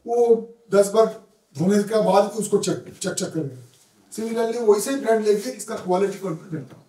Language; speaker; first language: Hindi; non-native, local second language; Bangla